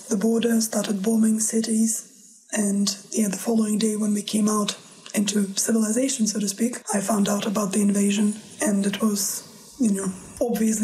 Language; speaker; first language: English; non-native, fluent; Russian